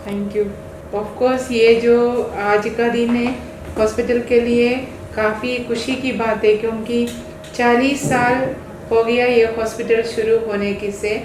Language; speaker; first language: Hindi; non-native, local second language; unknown